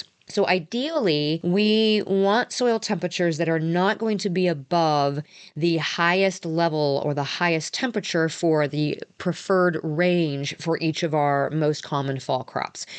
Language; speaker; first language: English; native; English